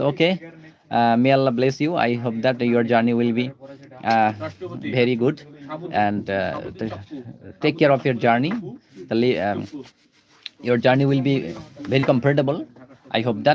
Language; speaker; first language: English; non-native, local second language; Bangla